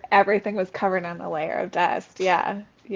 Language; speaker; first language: English; native; English